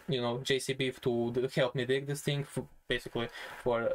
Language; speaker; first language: English; non-native, fluent; Croatian